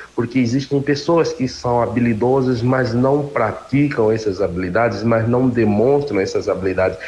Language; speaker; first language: Portuguese; native; Portuguese